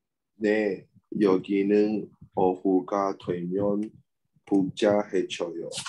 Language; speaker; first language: Korean; non-native, learner; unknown